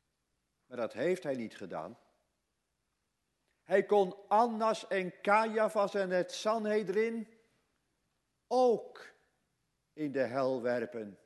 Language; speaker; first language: Dutch; native; Dutch